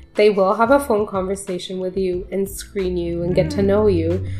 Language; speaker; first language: English; early bilingual, other home language; Urdu